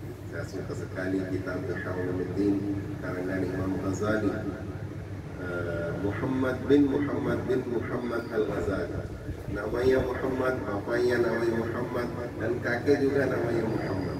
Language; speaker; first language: Indonesian; non-native, fluent; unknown